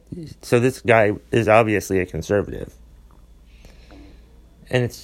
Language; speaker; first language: English; native; English